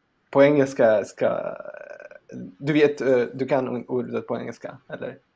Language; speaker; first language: Swedish; non-native, fluent; Spanish